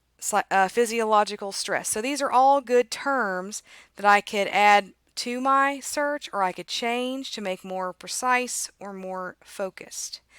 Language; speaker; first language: English; native; English